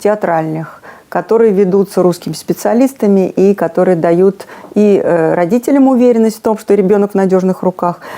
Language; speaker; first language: Russian; native; Russian